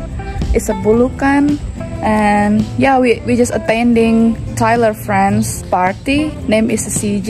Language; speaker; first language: English; non-native, learner; Indonesian